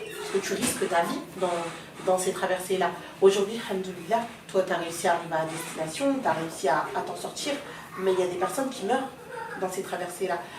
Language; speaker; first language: French; early bilingual, other home language; Soninke